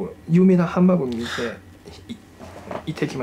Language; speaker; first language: Japanese; non-native, fluent; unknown